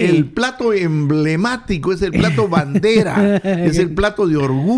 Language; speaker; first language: Spanish; native; Spanish